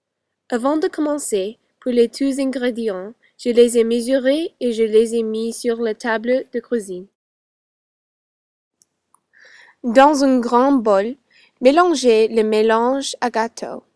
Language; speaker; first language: French; non-native, learner; English